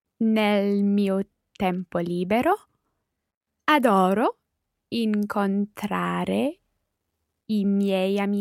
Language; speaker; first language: Italian; non-native, learner; English